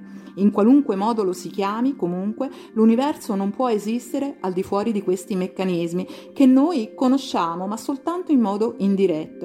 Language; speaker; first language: Italian; native; Italian